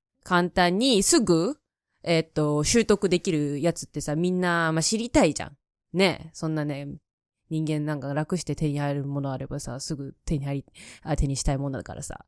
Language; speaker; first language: Japanese; native; Japanese